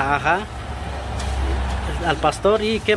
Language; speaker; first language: Spanish; native; Spanish